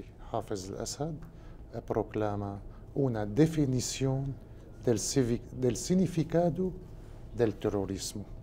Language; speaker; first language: Portuguese; non-native, learner; Spanish